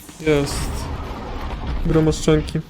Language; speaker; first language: Polish; native; Polish